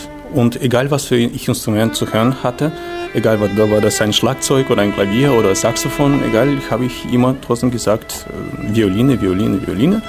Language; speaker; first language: German; non-native, fluent; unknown